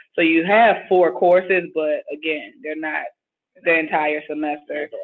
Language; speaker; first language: English; native; English